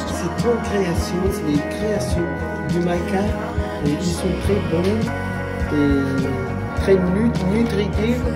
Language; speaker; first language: French; non-native, learner; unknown